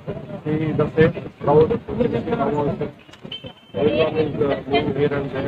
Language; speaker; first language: English; non-native, learner; Telugu